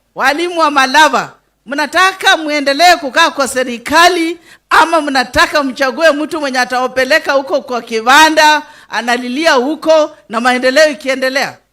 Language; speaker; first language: Swahili; non-native, local second language; Luyia